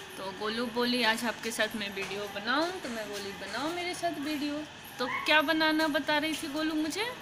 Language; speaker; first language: Hindi; native; Hindi